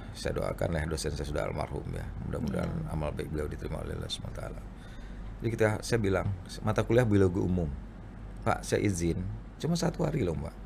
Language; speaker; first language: Indonesian; non-native, local second language; Minangkabau